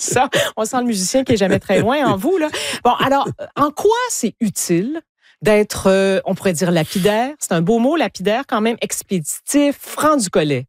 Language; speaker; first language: French; native; French